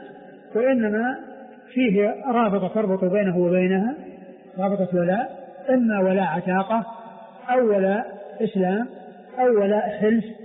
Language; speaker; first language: Arabic; native; Arabic